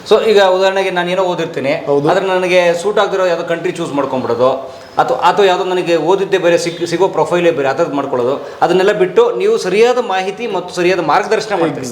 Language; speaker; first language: Kannada; native; Kannada